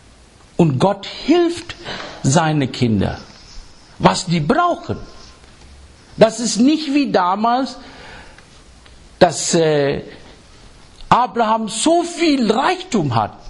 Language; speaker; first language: German; non-native, fluent; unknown